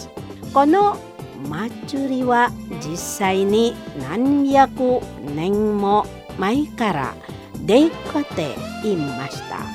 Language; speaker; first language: Japanese; non-native, fluent; Indonesian